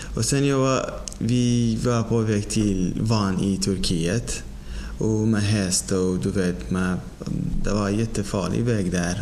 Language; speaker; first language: Swedish; non-native, fluent; Persian